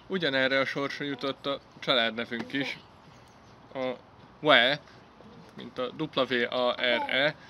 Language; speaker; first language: Hungarian; early bilingual, other home language; English